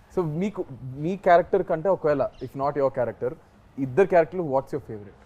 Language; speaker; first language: Telugu; native; Telugu